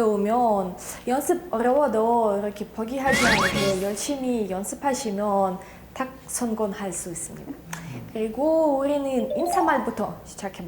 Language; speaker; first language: Korean; non-native, fluent; Russian